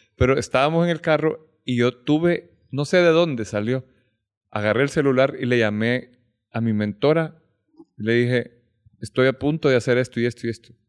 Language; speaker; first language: Spanish; native; Spanish